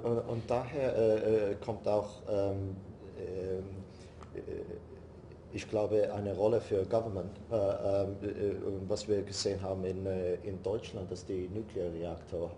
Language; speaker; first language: German; non-native, learner; English